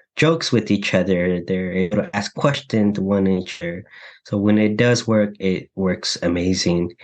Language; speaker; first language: English; early bilingual, other home language; Mixtepec Mixtec